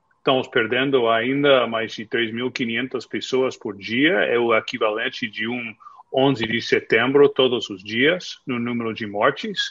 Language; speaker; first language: Portuguese; non-native, fluent; English